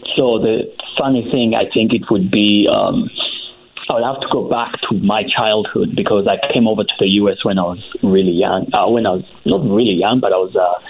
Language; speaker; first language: English; early bilingual, other home language; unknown